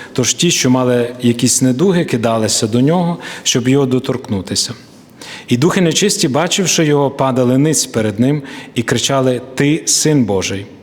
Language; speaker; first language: Ukrainian; native; Ukrainian